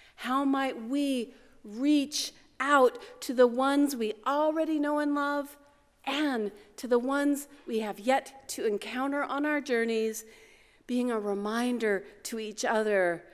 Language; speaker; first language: English; native; English